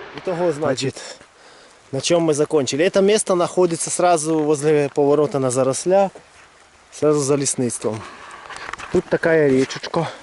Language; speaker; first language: Russian; native; Russian